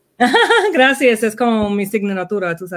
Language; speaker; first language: Spanish; early bilingual, heritage; Spanish